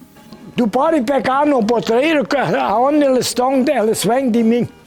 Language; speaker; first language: Portuguese; non-native, local second language; German